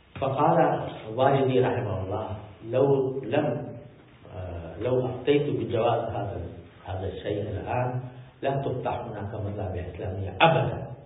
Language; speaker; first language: Arabic; non-native, fluent; Urdu